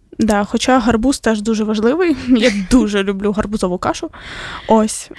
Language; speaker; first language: Ukrainian; non-native, local second language; Russian